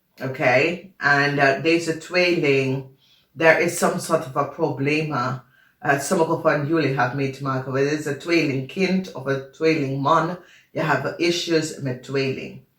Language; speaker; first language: Dutch; non-native, learner; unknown